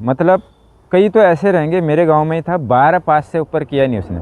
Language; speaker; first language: Hindi; native; Hindi